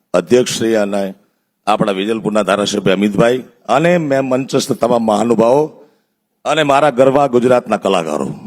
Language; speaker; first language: Gujarati; native; Gujarati